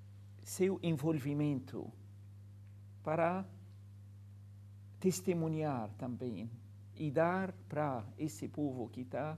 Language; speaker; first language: Portuguese; non-native, fluent; Arabic